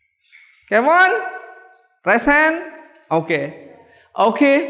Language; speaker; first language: English; non-native, fluent; Indonesian